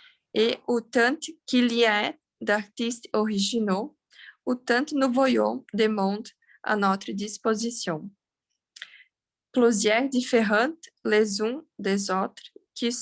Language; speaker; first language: French; non-native, learner; Portuguese